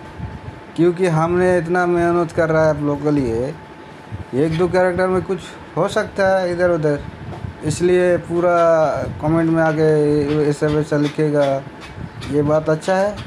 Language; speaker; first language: Hindi; non-native, local second language; Bangla